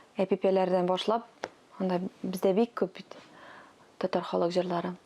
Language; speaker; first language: Tatar; non-native, local second language; Russian